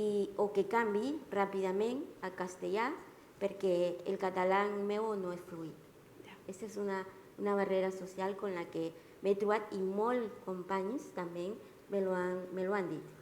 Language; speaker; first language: Catalan; non-native, learner; Spanish